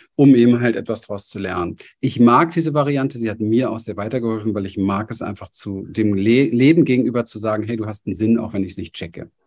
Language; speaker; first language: German; native; German